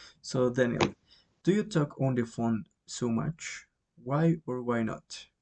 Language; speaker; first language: English; non-native, fluent; Spanish